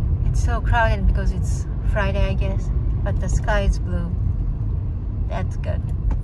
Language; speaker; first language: English; non-native, fluent; Japanese